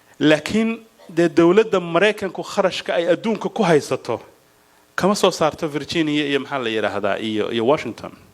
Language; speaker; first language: Somali; native; Somali